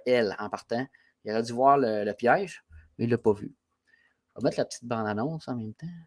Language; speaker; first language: French; native; French